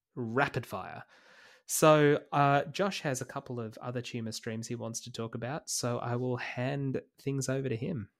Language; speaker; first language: English; native; English